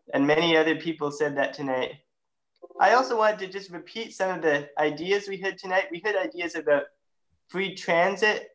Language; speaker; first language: English; native; English